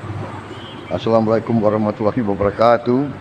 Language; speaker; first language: Indonesian; native; Indonesian